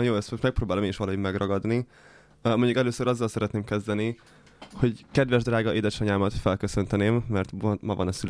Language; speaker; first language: Hungarian; native; Hungarian